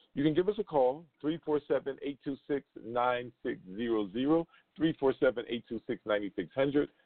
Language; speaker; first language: English; native; English